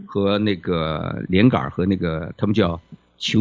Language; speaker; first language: Chinese; native; Chinese